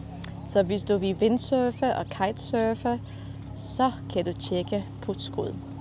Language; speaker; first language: Danish; non-native, fluent; Polish